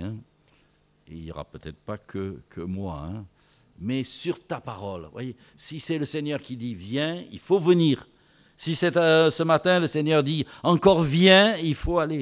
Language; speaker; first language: French; native; French